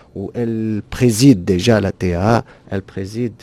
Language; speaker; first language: French; non-native, local second language; Arabic